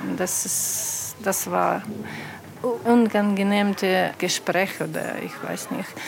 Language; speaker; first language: German; non-native, learner; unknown